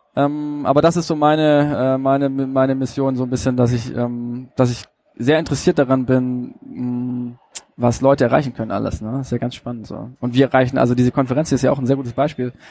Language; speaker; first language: German; native; German